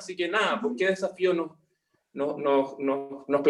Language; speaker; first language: Spanish; native; Spanish